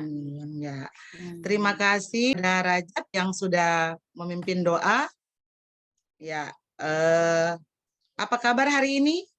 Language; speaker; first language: Indonesian; native; Indonesian